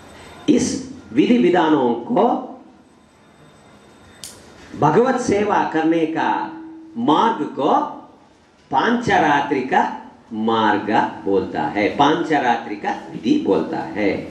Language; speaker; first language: Hindi; non-native, learner; English